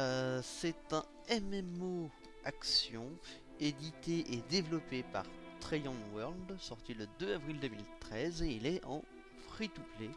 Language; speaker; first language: French; native; French